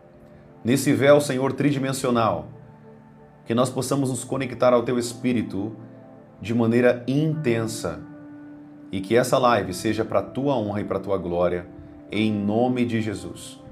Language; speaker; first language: Portuguese; native; Portuguese